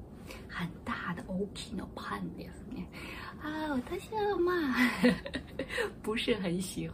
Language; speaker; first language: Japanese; non-native, fluent; Chinese